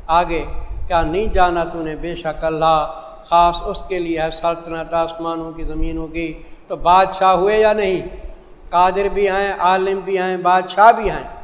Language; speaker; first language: Urdu; non-native, local second language; Saraiki